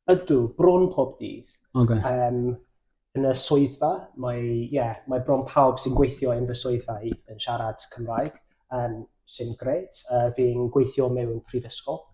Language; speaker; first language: Welsh; non-native, fluent; English